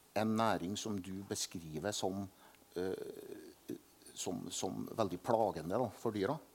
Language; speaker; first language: Norwegian; native; Norwegian